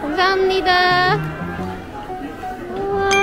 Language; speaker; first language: Korean; non-native, learner; Filipino